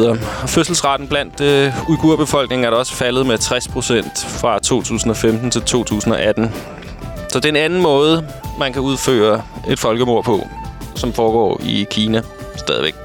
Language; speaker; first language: Danish; native; Danish